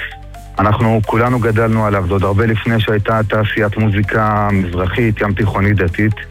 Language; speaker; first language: Hebrew; native; Hebrew